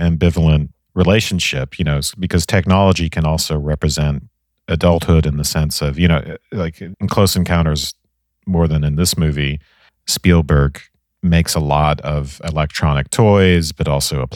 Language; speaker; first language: English; native; English